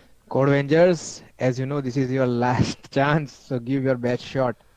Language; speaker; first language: English; non-native, local second language; Gujarati